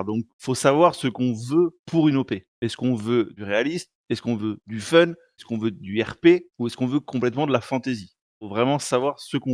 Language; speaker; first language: French; native; French